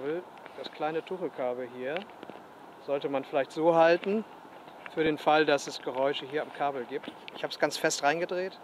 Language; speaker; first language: German; native; German